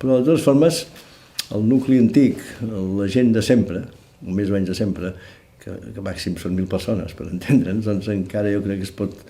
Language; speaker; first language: Catalan; native; Catalan